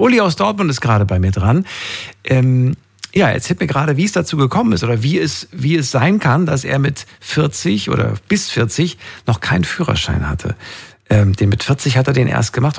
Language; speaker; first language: German; native; German